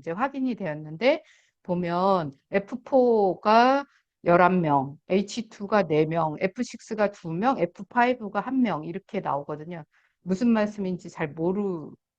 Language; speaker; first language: Korean; native; Korean